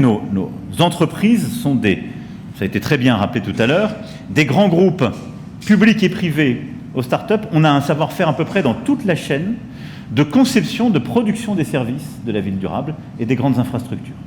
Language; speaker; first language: French; native; French